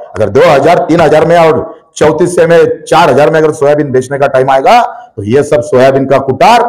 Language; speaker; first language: Hindi; non-native, local second language; Marathi